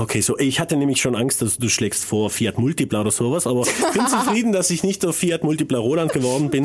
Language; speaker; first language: German; native; German